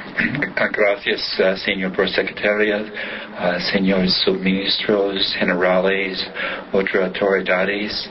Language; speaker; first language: Spanish; non-native, learner; English